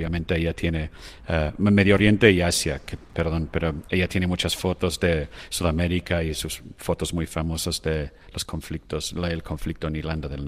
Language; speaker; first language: Spanish; non-native, fluent; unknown